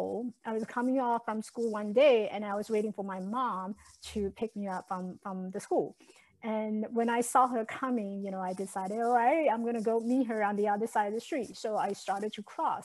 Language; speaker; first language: English; non-native, fluent; Chinese